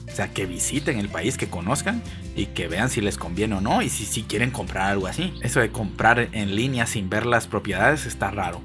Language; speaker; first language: Spanish; native; Spanish